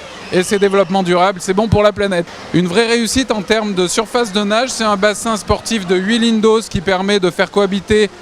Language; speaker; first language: French; native; French